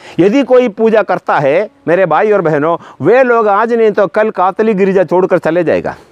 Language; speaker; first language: Hindi; non-native, local second language; Malayalam